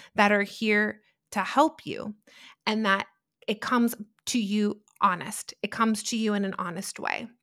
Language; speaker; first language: English; early bilingual, other home language; Italian